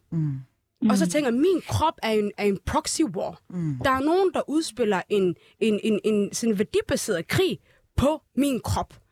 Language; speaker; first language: Danish; early bilingual, other home language; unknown